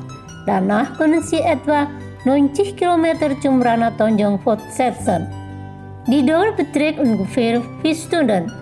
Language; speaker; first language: German; non-native, fluent; Indonesian